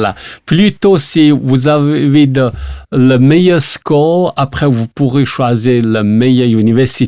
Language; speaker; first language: French; non-native, learner; Chinese